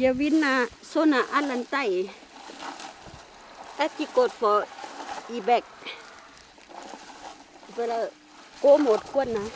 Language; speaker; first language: Icelandic; non-native, learner; Thai